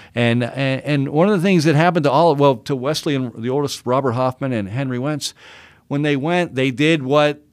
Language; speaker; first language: English; native; English